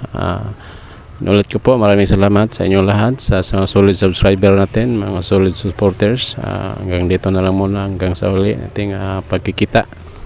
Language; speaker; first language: Filipino; non-native, local second language; Cebuano